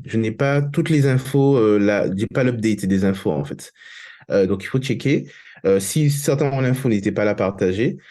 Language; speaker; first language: French; native; French